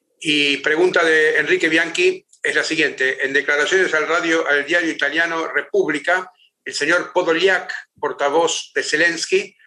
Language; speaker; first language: Spanish; native; Spanish